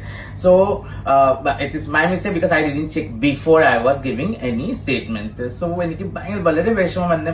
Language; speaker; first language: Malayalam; non-native, fluent; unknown